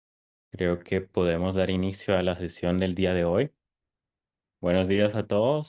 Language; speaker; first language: Spanish; native; Spanish